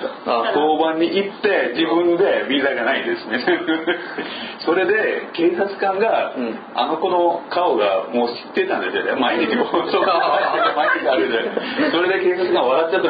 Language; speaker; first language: Japanese; non-native, fluent; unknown